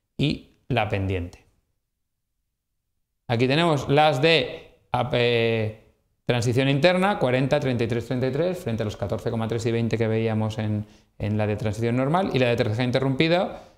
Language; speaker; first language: Spanish; native; Spanish